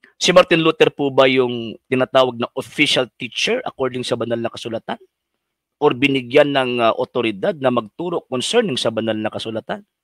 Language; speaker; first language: Filipino; non-native, local second language; Cebuano